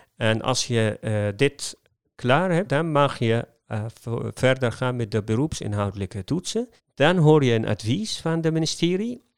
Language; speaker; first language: Dutch; non-native, fluent; Arabic